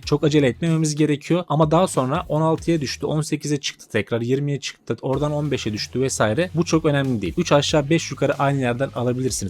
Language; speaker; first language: Turkish; native; Turkish